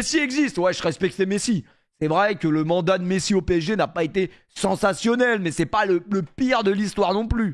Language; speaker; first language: French; native; French